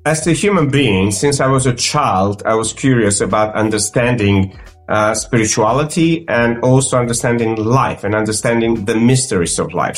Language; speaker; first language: English; non-native, fluent; Macedonian